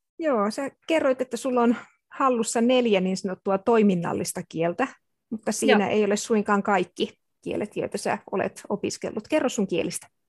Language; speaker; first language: Finnish; native; Finnish